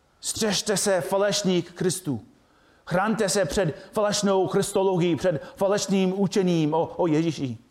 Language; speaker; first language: Czech; non-native, fluent; English